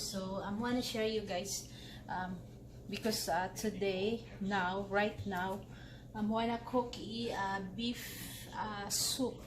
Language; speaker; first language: English; non-native, local second language; Filipino